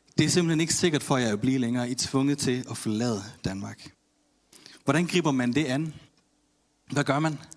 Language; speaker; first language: Danish; early bilingual, other home language; Tamil